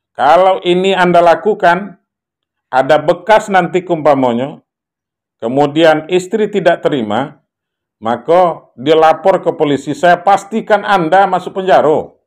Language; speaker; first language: Indonesian; non-native, local second language; Minangkabau